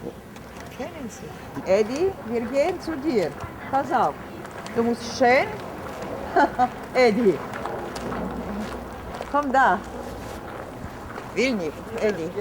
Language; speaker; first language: German; non-native, learner; Polish